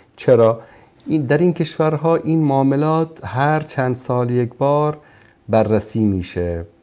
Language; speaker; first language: Persian; native; Persian